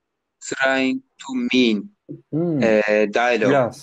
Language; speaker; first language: English; non-native, learner; Turkish